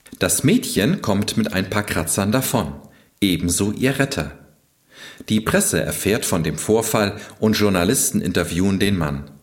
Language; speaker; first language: German; native; German